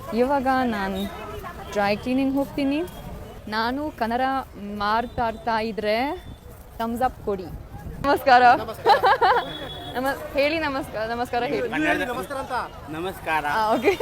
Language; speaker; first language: Kannada; non-native, learner; German